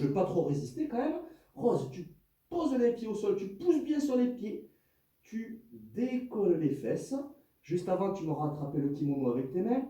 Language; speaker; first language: French; native; French